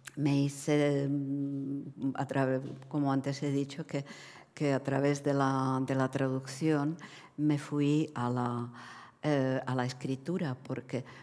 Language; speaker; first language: Spanish; non-native, fluent; Czech